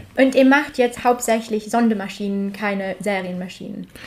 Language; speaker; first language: German; non-native, fluent; English